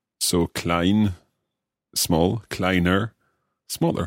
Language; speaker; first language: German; non-native, learner; English